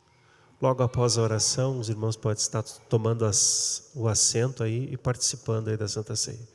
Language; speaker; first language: Portuguese; native; Portuguese